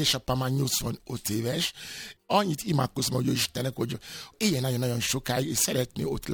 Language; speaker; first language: Hungarian; non-native, fluent; Yoruba